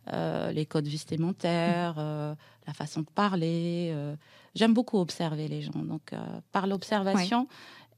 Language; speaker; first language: French; non-native, local second language; Arabic